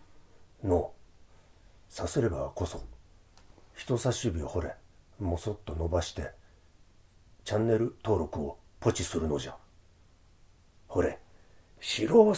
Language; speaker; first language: Japanese; native; Japanese